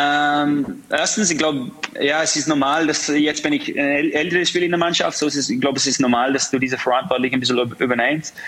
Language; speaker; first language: German; non-native, fluent; English